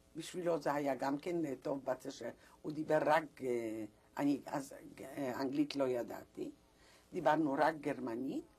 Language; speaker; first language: Hebrew; non-native, fluent; Polish